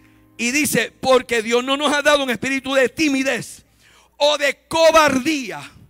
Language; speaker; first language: Spanish; native; Spanish